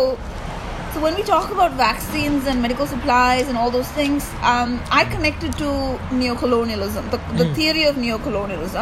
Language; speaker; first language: English; non-native, local second language; Malayalam